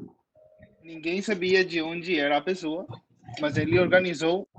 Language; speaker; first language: Portuguese; non-native, fluent; Spanish